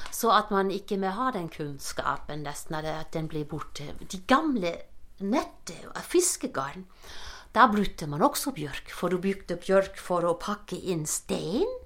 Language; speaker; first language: Norwegian; non-native, fluent; German